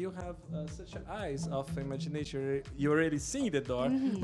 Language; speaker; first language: English; non-native, fluent; Portuguese